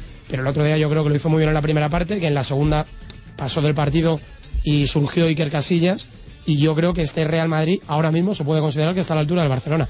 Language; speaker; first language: Spanish; native; Spanish